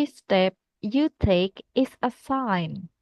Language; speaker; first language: English; non-native, fluent; Indonesian